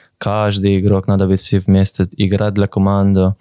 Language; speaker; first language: Russian; non-native, learner; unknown